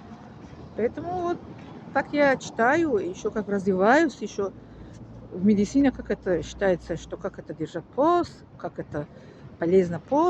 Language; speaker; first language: Russian; non-native, learner; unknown